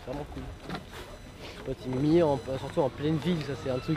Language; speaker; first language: French; native; French